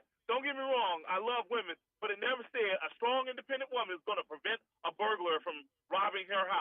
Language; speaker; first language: English; native; English